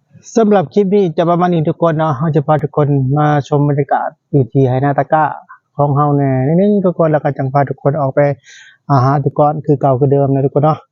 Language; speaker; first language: Thai; non-native, local second language; Lao